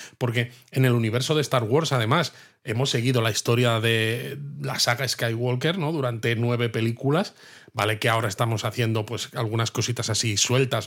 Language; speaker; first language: Spanish; native; Spanish